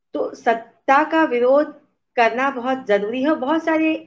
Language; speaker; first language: Hindi; native; Hindi